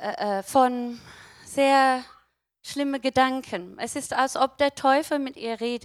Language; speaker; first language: German; non-native, fluent; English